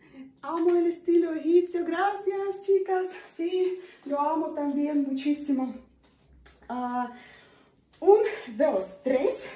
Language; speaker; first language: Spanish; non-native, learner; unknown